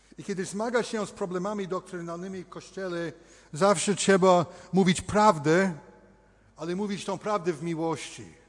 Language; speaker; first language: Polish; early bilingual, heritage; Polish